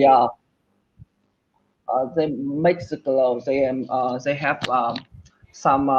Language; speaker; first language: English; non-native, learner; Vietnamese